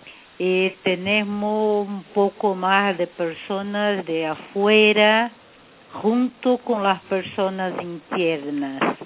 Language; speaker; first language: Spanish; non-native, fluent; Portuguese